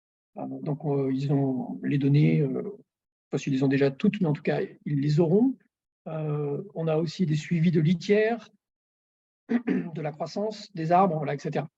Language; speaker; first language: French; native; French